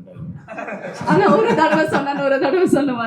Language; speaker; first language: Tamil; native; Tamil